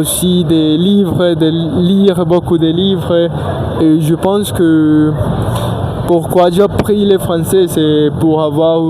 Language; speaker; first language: French; non-native, learner; Spanish